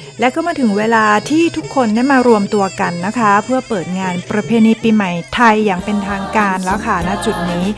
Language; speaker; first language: Thai; native; Thai